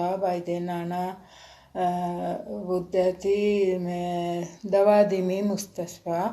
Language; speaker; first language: Arabic; non-native, learner; Sinhala